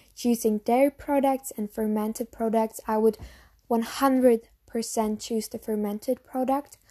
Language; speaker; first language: English; non-native, fluent; German